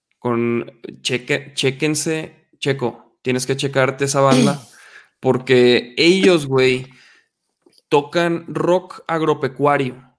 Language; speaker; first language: Spanish; native; Spanish